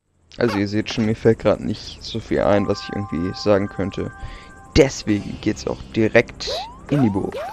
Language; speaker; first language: German; native; German